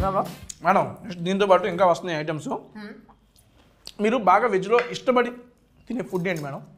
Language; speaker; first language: Telugu; native; Telugu